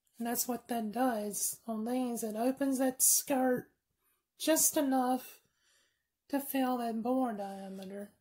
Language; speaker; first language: English; native; English